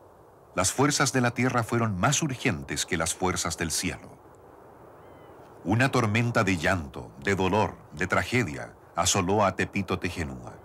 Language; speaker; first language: Spanish; native; Spanish